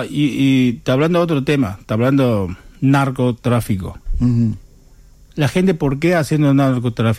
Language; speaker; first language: Spanish; non-native, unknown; Chinese